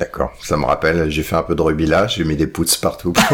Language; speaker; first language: French; native; French